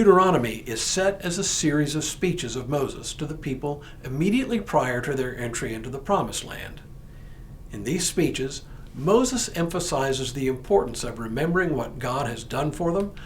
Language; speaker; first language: English; native; English